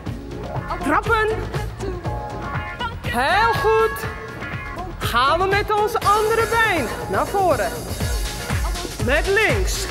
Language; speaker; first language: Dutch; native; Dutch